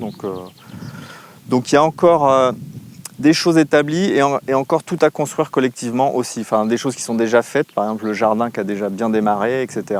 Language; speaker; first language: French; native; French